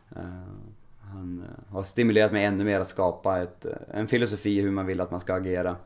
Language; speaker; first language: Swedish; native; Swedish